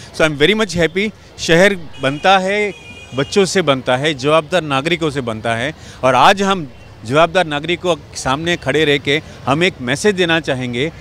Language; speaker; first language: Hindi; non-native, local second language; Gujarati